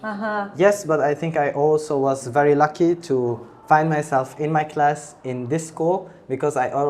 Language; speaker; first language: English; non-native, fluent; Italian